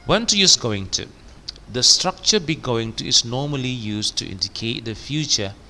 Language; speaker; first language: English; non-native, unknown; Indonesian